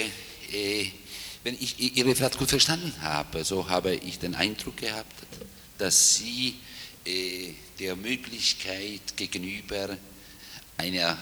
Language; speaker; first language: German; non-native, fluent; Italian